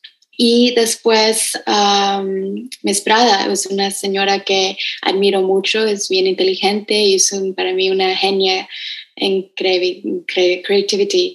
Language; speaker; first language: Spanish; early bilingual, heritage; Spanish